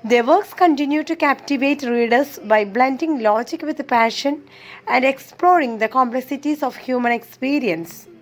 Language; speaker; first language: English; non-native, local second language; Malayalam